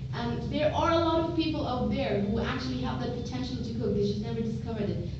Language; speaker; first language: English; non-native, local second language; Bangla